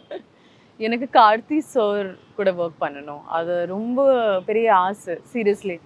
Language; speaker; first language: Tamil; non-native, local second language; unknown